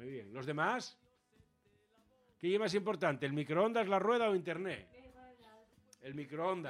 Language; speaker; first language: Spanish; native; Spanish